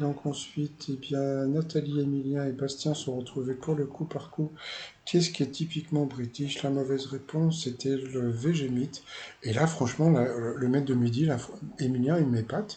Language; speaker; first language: French; native; French